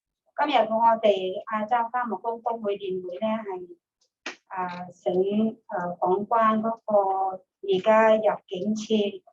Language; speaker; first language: Cantonese; non-native, learner; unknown